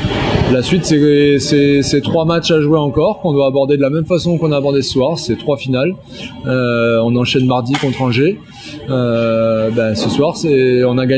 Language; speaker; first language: French; native; French